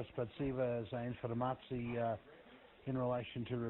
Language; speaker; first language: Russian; non-native, learner; English